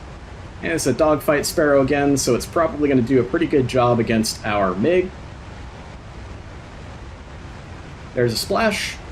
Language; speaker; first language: English; native; English